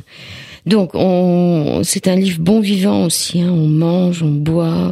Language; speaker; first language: French; native; French